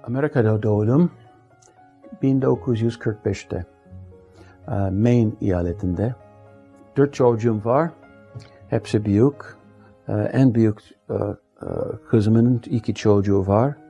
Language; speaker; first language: Turkish; non-native, fluent; English